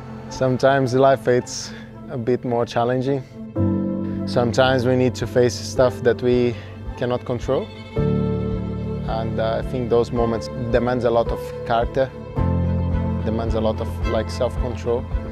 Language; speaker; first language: English; non-native, fluent; Portuguese